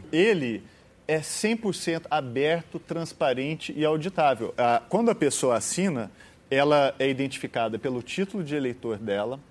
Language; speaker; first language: Portuguese; native; Portuguese